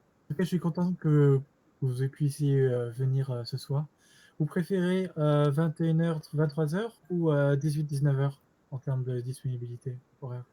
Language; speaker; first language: French; native; French